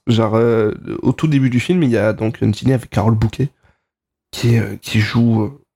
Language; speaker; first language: French; native; French